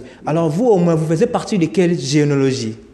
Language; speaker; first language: French; non-native, local second language; Lingala